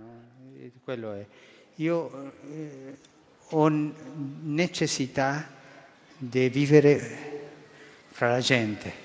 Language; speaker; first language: Italian; non-native, fluent; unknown